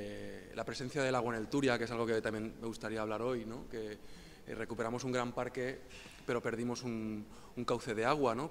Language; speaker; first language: Spanish; native; Spanish